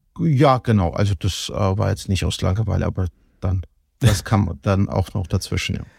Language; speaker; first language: German; non-native, fluent; Georgian